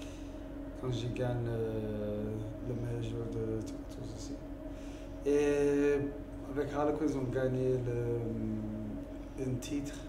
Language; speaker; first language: French; non-native, learner; English